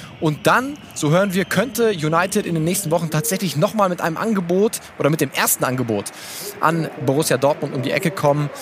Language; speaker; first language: German; native; German